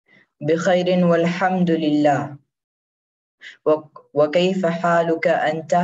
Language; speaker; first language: Arabic; non-native, learner; Urdu